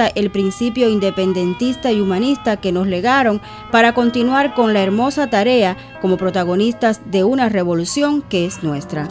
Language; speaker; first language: Spanish; native; Spanish